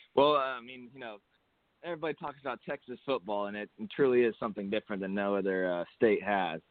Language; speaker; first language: English; native; English